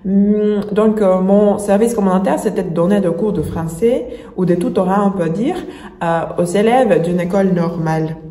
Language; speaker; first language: French; non-native, fluent; Spanish